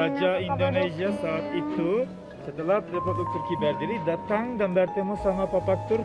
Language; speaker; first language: Indonesian; non-native, learner; Turkish